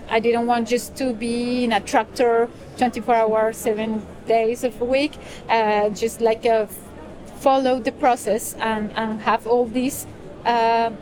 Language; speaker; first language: English; non-native, fluent; Spanish